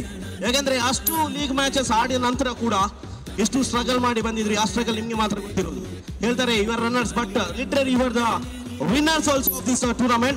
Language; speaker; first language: Kannada; native; Kannada